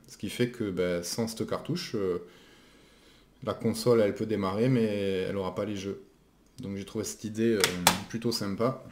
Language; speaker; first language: French; native; French